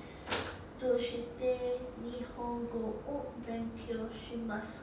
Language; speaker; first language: Japanese; non-native, learner; English